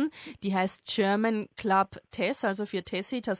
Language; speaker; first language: German; native; German